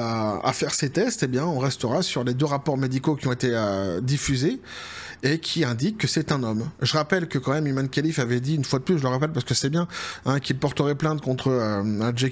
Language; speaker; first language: French; native; French